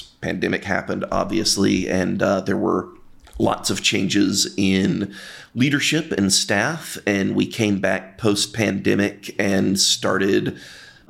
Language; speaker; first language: English; native; English